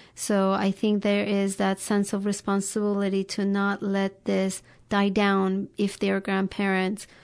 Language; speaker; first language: English; non-native, fluent; Turkish